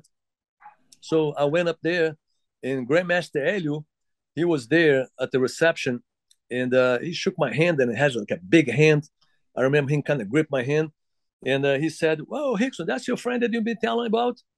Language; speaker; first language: English; non-native, fluent; Portuguese